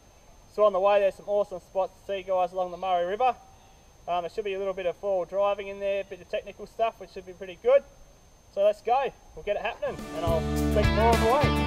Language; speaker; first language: English; native; English